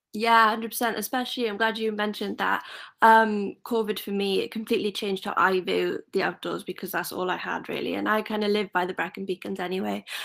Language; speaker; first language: English; native; English